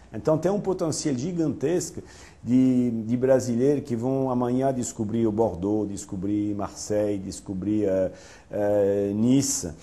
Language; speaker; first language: Portuguese; non-native, fluent; French